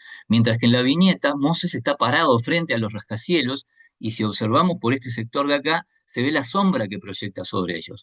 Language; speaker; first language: Spanish; native; Spanish